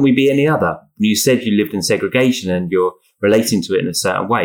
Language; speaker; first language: English; native; English